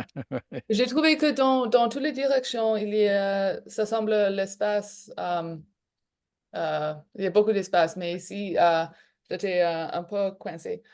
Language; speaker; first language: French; non-native, local second language; English